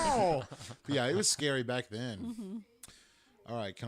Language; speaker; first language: English; native; English